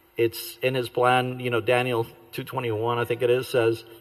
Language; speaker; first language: English; native; English